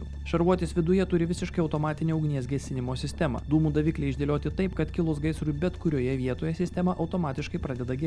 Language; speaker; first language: Lithuanian; native; Lithuanian